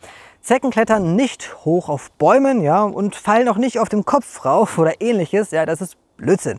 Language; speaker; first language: German; native; German